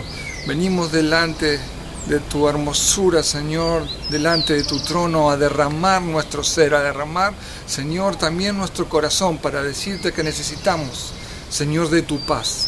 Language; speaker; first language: Spanish; native; Spanish